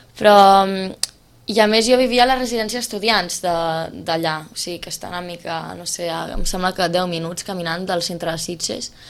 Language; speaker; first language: Catalan; non-native, fluent; Romanian